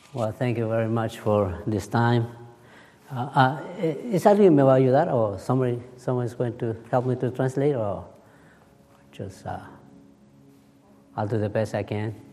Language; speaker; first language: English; non-native, learner; Spanish